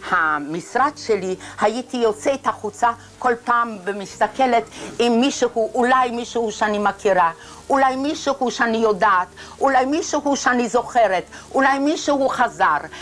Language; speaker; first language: Hebrew; non-native, fluent; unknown